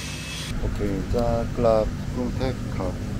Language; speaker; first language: Thai; non-native, learner; Korean